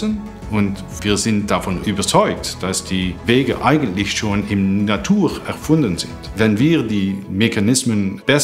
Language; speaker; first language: German; non-native, fluent; Dutch